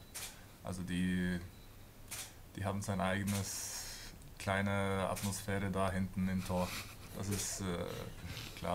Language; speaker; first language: German; non-native, fluent; Norwegian